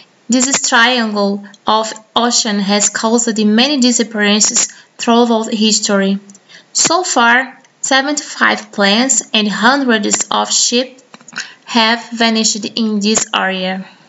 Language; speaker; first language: English; non-native, fluent; Portuguese